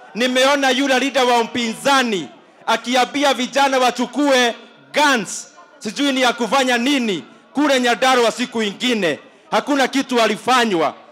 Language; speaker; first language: Swahili; non-native, local second language; Kikuyu